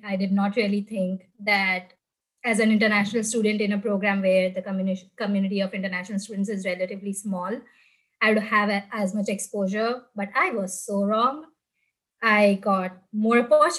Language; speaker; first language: English; non-native, local second language; Gujarati